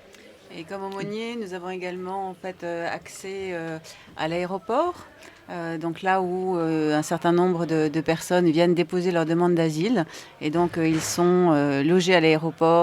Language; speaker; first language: French; native; French